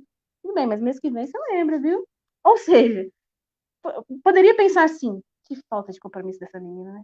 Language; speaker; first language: Portuguese; native; Portuguese